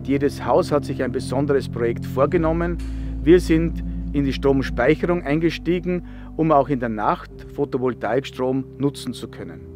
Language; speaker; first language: German; native; German